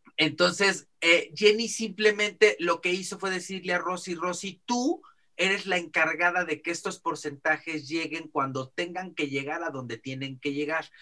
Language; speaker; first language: Spanish; native; Spanish